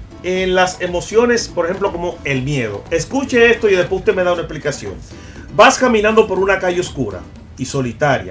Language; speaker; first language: Spanish; native; Spanish